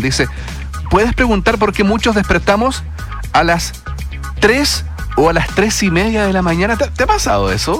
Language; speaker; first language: Spanish; native; Spanish